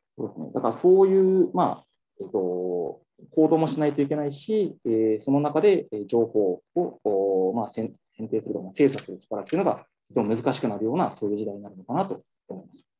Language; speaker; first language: Japanese; native; Japanese